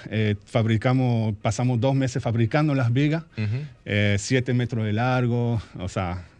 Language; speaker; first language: Spanish; early bilingual, heritage; Spanish